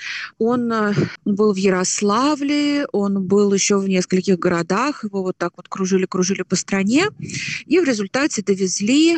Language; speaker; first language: Russian; native; Russian